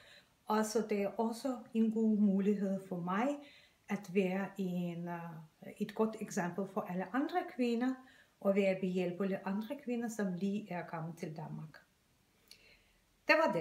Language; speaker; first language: Danish; non-native, fluent; Azerbaijani